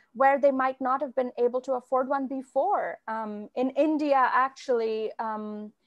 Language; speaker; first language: English; non-native, local second language; Bangla